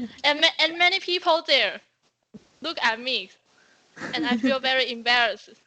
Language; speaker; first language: English; non-native, learner; Chinese